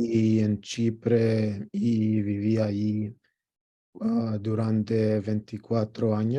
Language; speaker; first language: Spanish; non-native, learner; Greek